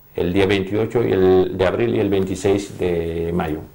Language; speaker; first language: Spanish; non-native, fluent; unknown